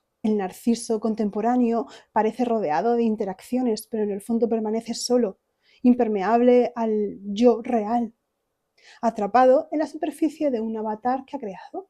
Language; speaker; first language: Spanish; native; Spanish